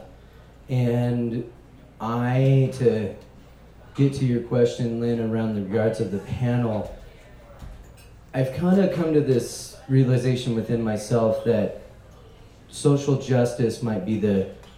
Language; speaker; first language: English; native; English